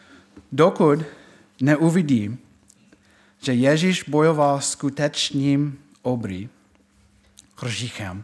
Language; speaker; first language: Czech; non-native, fluent; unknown